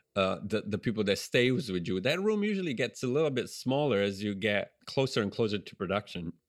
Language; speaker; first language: English; non-native, fluent; Italian